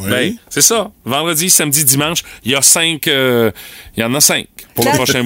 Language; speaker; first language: French; native; French